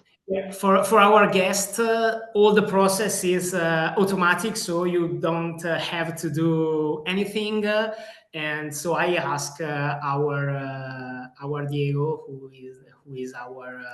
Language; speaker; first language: English; non-native, fluent; Italian